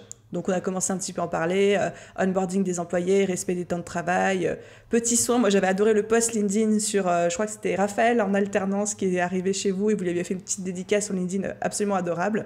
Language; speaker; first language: French; native; French